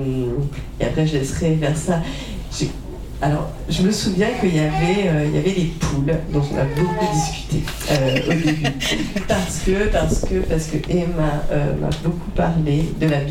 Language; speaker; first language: French; native; French